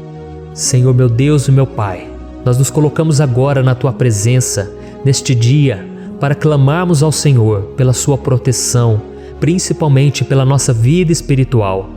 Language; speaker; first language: Portuguese; native; Portuguese